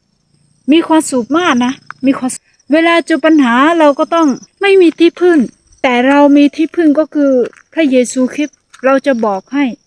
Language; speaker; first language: Thai; non-native, fluent; Akha